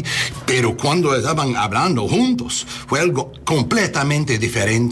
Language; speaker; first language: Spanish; non-native, learner; English